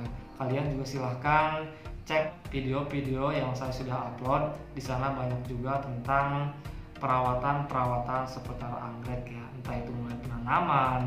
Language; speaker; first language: Indonesian; native; Indonesian